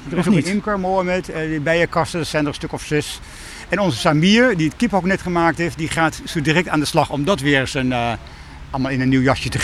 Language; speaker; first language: Dutch; native; Dutch